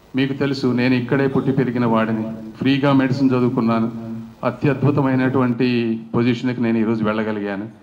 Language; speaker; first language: Telugu; native; Telugu